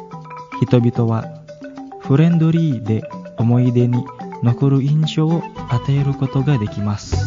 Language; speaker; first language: Japanese; non-native, fluent; Indonesian